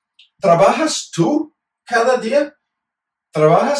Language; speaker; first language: Spanish; non-native, fluent; English